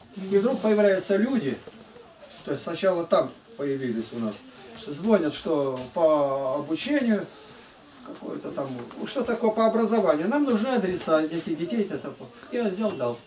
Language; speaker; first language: Russian; native; Russian